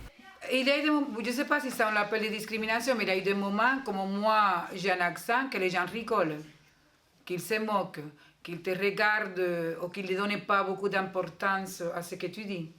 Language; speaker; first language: French; non-native, fluent; Spanish